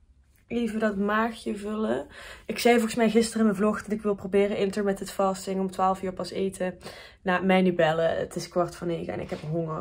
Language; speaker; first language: Dutch; native; Dutch